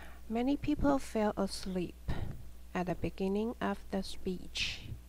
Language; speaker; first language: English; non-native, fluent; Chinese